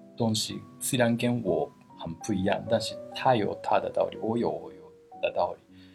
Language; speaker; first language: Chinese; non-native, fluent; Japanese